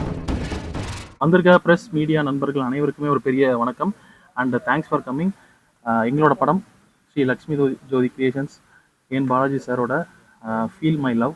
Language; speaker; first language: Tamil; native; Tamil